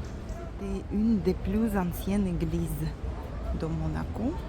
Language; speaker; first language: French; non-native, fluent; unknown